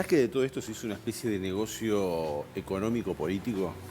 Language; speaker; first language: Spanish; native; Spanish